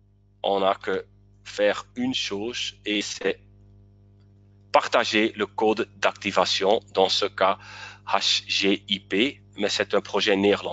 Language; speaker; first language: French; non-native, local second language; Dutch